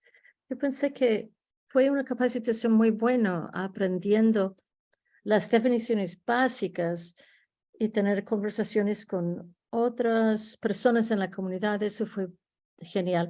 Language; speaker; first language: Spanish; early bilingual, heritage; Spanish